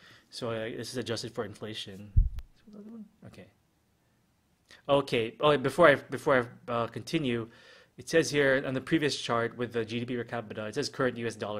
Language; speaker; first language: English; non-native, local second language; Filipino